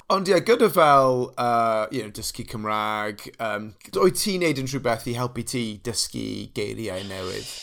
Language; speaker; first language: Welsh; non-native, local second language; English